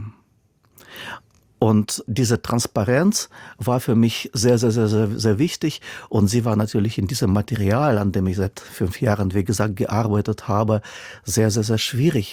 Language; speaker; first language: German; non-native, fluent; Russian